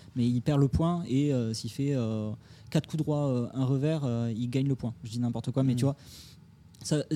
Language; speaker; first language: French; native; French